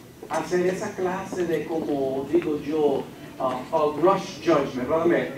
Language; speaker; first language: Spanish; early bilingual, heritage; Spanish